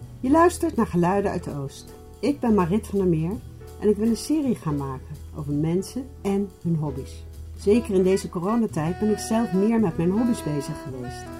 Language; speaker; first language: Dutch; native; Dutch